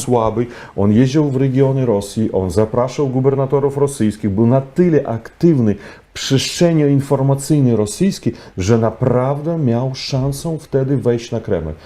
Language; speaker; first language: Polish; non-native, fluent; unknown